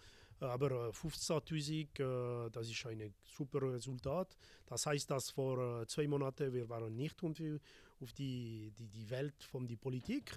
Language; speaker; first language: German; non-native, local second language; French